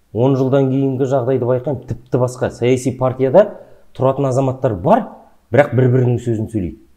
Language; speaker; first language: Kazakh; native; Kazakh